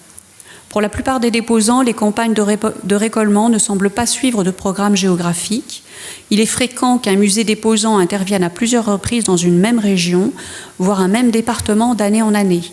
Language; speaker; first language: French; native; French